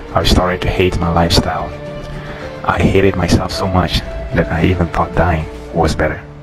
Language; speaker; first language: English; non-native, fluent; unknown